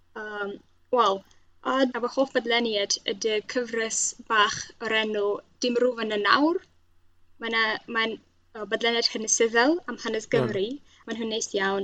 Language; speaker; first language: Welsh; non-native, fluent; Russian